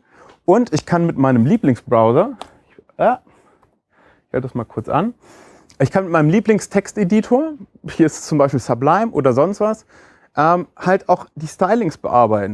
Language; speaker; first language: German; native; German